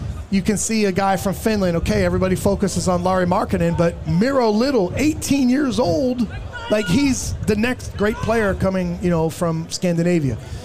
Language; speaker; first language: English; native; English